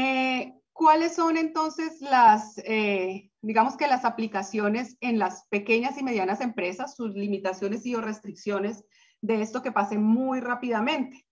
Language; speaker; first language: Spanish; native; Spanish